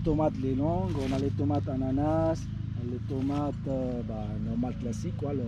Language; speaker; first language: French; native; French